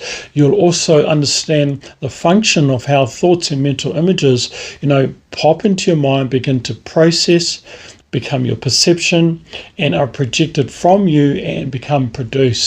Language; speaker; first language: English; native; English